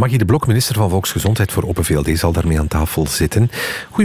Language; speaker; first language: Dutch; native; Dutch